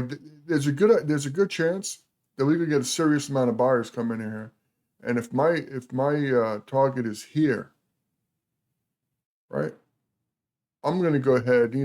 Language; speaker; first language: English; native; English